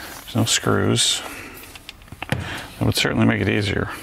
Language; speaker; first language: English; native; English